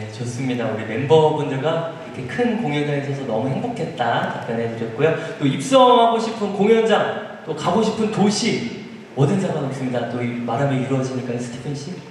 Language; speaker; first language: Korean; native; Korean